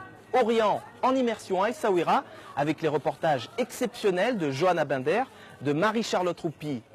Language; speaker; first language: French; native; French